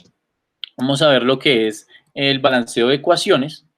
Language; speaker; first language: Spanish; native; Spanish